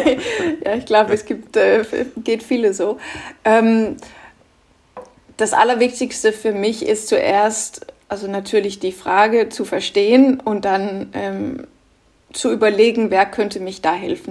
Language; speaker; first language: German; non-native, fluent; Danish